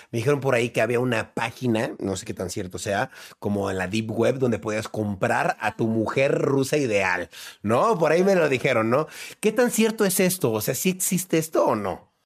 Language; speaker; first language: Spanish; native; Spanish